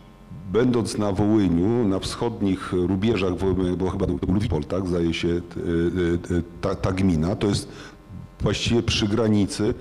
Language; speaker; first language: Polish; native; Polish